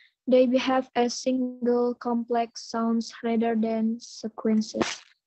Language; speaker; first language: English; non-native, learner; Indonesian